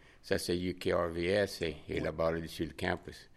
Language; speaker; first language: French; native; French